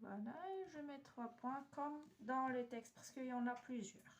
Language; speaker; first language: French; non-native, local second language; Arabic